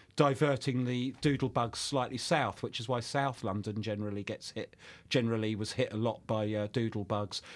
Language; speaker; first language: English; native; English